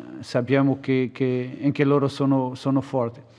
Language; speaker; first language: Italian; non-native, fluent; Portuguese